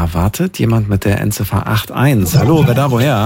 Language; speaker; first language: German; native; German